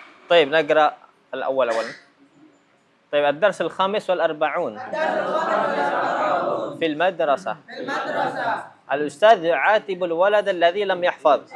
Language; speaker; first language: Arabic; non-native, fluent; Indonesian